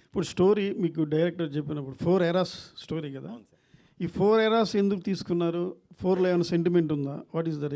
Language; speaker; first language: Telugu; native; Telugu